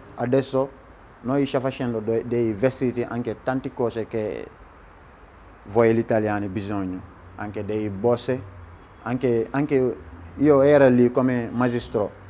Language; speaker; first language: Italian; non-native, learner; Wolof